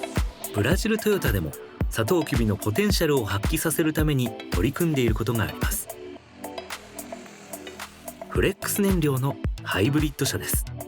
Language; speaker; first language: Japanese; native; Japanese